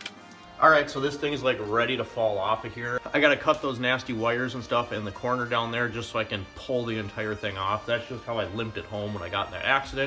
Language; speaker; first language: English; native; English